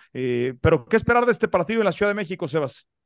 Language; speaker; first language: Spanish; native; Spanish